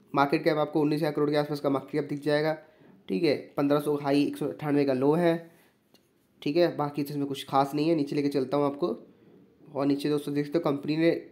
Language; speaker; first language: Hindi; native; Hindi